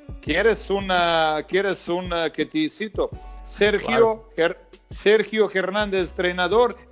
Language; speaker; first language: Spanish; non-native, fluent; Croatian